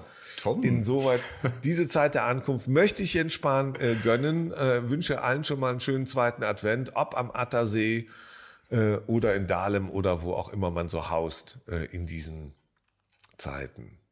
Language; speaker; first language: German; native; German